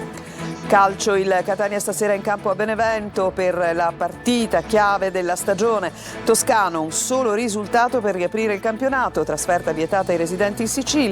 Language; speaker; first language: Italian; native; Italian